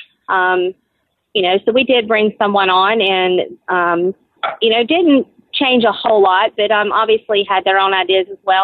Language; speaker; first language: English; native; English